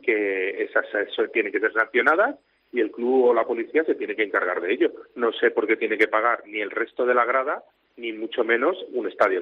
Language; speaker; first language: Spanish; native; Spanish